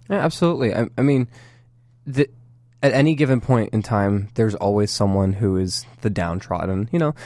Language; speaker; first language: English; native; English